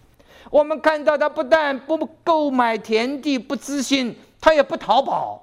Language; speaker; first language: Chinese; native; Chinese